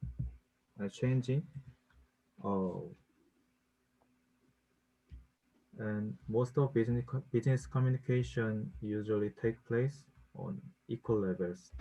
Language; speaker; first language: English; non-native, learner; Korean